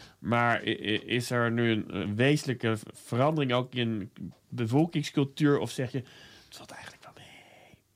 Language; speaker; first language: Dutch; native; Dutch